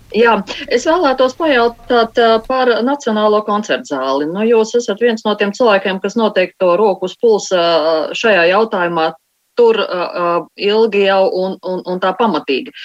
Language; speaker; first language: Latvian; native; Latvian